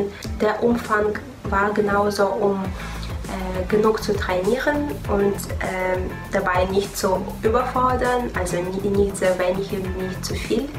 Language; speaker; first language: German; non-native, fluent; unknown